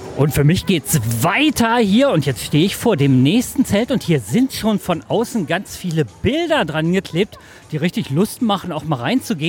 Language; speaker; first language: German; native; German